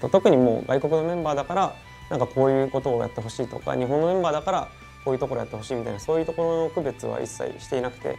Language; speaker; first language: Japanese; native; Japanese